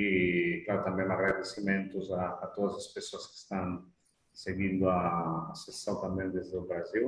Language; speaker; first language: Portuguese; non-native, fluent; Catalan